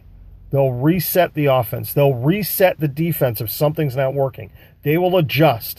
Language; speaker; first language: English; native; English